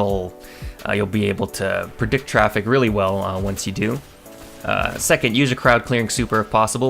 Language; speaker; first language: English; native; English